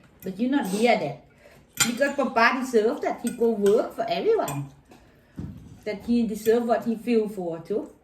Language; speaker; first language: English; non-native, learner; Thai